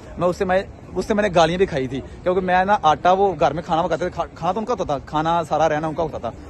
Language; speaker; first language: Urdu; non-native, local second language; Punjabi